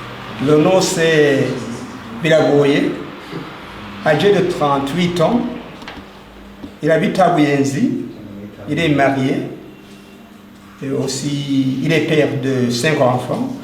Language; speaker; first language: French; non-native, local second language; Rundi